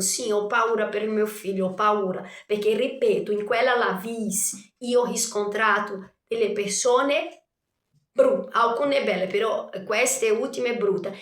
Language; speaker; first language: Italian; non-native, fluent; Portuguese